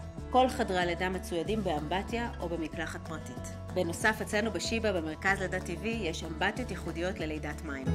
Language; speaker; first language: Hebrew; native; Hebrew